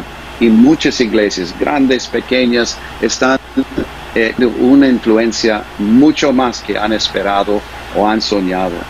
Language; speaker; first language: Spanish; non-native, fluent; English